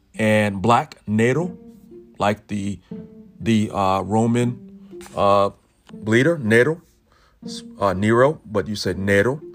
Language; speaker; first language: English; native; English